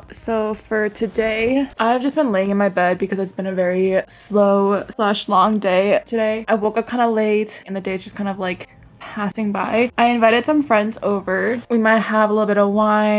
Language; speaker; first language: English; early bilingual, other home language; Korean